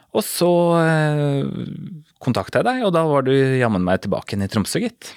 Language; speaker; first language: Norwegian; native; Norwegian